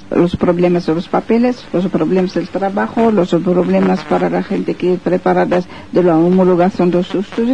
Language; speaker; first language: Spanish; non-native, fluent; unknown